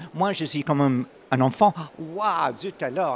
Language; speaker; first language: French; non-native, learner; English